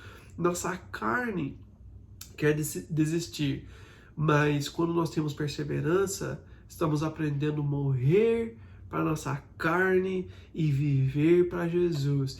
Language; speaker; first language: Portuguese; non-native, fluent; English